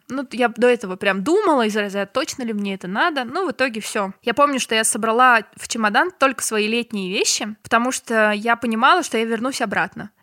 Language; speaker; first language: Russian; non-native, local second language; Turkmen